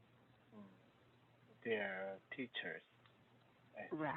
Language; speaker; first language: English; non-native, learner; Korean